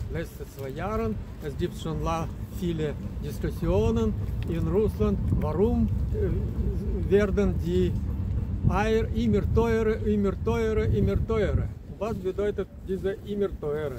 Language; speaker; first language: German; non-native, fluent; Russian